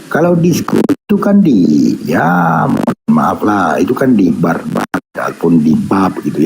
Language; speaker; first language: Indonesian; native; Indonesian